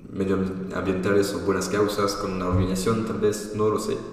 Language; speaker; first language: Spanish; non-native, fluent; French